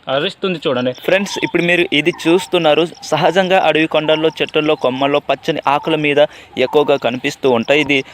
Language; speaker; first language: Telugu; non-native, local second language; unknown